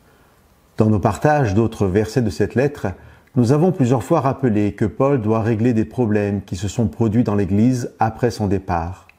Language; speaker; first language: French; native; French